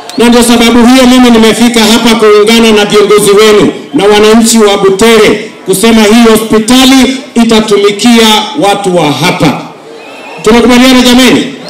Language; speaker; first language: Swahili; non-native, local second language; Kalenjin